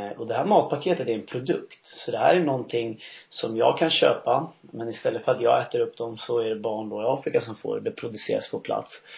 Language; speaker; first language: Swedish; early bilingual, heritage; Swedish